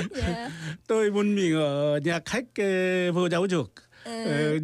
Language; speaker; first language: Vietnamese; non-native, fluent; Korean